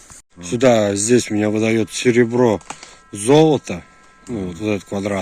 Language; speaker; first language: Russian; native; Russian